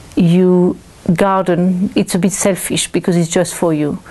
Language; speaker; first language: English; non-native, fluent; French